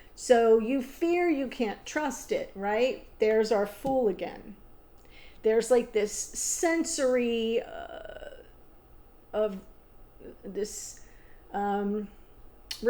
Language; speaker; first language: English; native; English